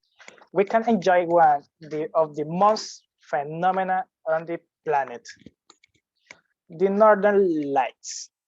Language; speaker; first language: English; non-native, learner; Spanish